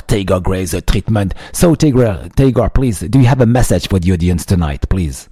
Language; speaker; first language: English; non-native, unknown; French